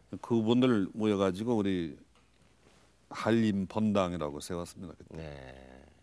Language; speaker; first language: Korean; non-native, fluent; English